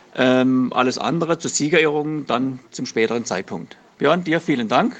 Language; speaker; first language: German; native; German